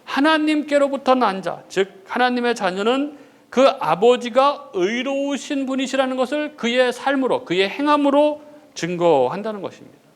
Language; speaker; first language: Korean; native; Korean